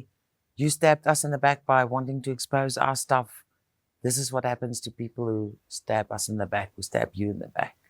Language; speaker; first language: English; non-native, local second language; Afrikaans